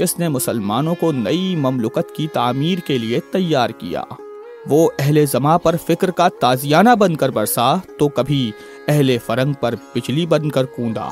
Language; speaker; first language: Urdu; native; Urdu